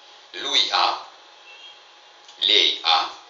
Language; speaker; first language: Italian; non-native, fluent; Arabic